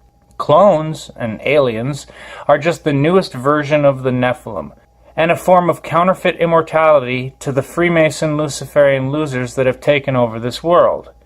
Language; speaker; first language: English; native; English